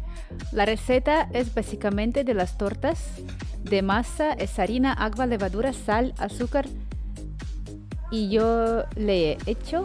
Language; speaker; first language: Spanish; non-native, fluent; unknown